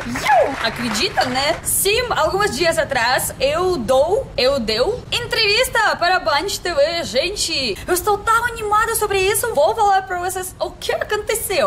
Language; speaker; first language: Portuguese; non-native, fluent; Russian